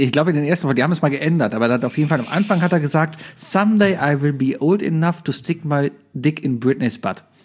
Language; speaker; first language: German; native; German